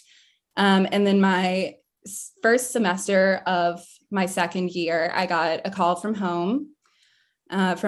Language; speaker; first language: English; native; English